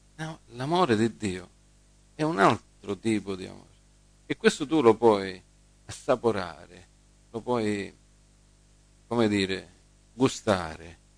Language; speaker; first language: Italian; early bilingual, heritage; English